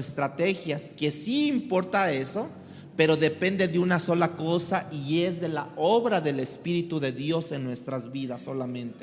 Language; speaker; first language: Spanish; native; Spanish